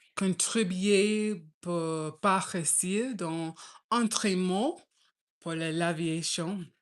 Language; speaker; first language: French; non-native, learner; English